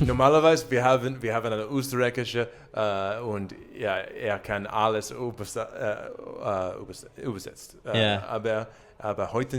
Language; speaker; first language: German; non-native, learner; English